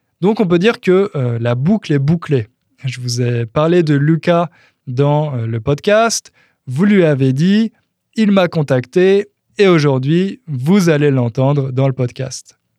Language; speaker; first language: French; native; French